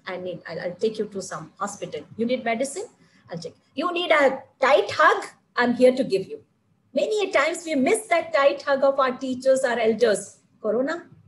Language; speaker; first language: English; non-native, local second language; Malayalam